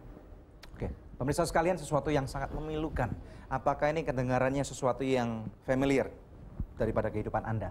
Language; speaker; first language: Indonesian; native; Indonesian